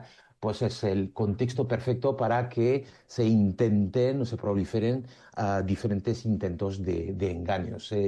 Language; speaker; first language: Spanish; native; Spanish